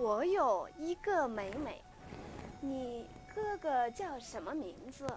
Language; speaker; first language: Chinese; non-native, fluent; Kyrgyz